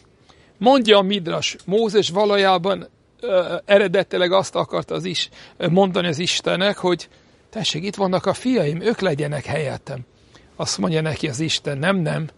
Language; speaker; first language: Hungarian; non-native, fluent; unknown